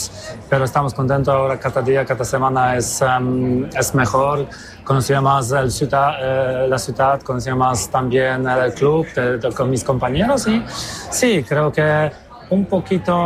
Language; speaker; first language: Spanish; non-native, learner; Polish